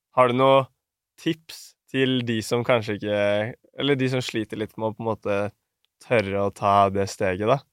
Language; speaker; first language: Norwegian; native; Norwegian